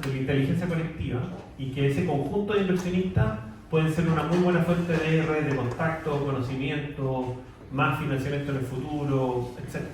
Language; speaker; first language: Spanish; native; Spanish